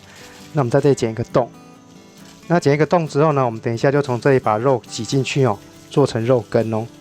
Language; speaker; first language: Chinese; native; Chinese